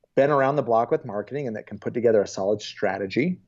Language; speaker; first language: English; native; English